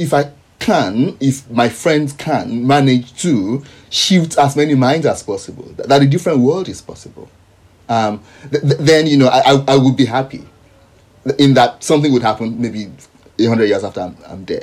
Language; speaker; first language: English; non-native, local second language; Yoruba